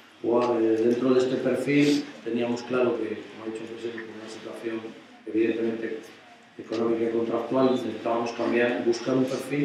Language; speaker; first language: Spanish; native; Spanish